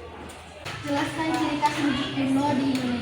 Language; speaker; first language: Indonesian; native; Indonesian